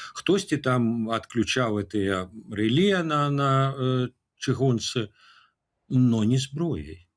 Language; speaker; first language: Belarusian; non-native, local second language; Russian